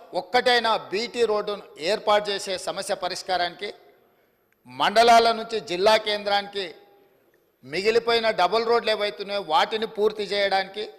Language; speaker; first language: Telugu; native; Telugu